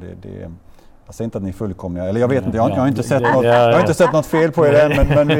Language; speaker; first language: Swedish; native; Swedish